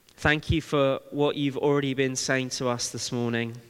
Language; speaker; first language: English; native; English